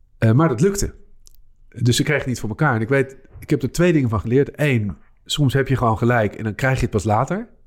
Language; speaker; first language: Dutch; native; Dutch